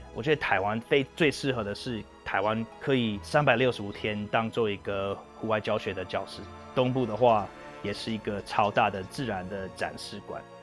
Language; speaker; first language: Chinese; non-native, fluent; English